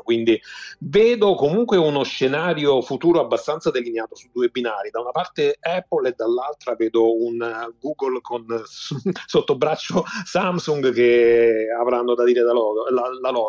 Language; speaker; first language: Italian; native; Italian